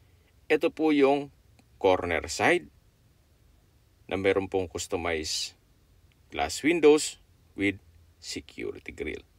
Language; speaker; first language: Filipino; native; Filipino